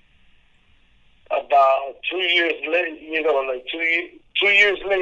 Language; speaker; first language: English; early bilingual, other home language; Spanish